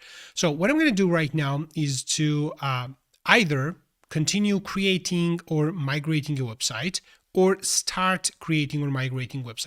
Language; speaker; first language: English; non-native, fluent; Georgian